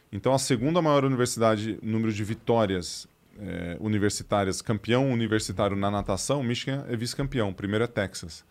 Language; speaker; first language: Portuguese; native; Portuguese